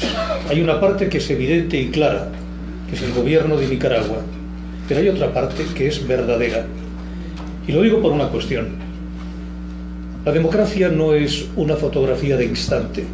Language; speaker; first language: Spanish; native; Spanish